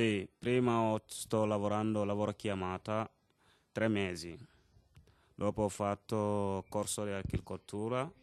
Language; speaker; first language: Italian; non-native, learner; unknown